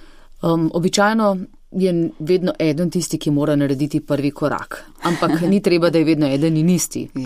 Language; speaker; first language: Slovenian; native; Slovenian